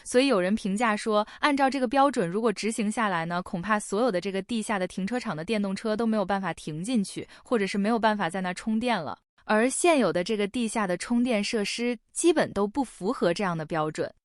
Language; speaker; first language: Chinese; native; Chinese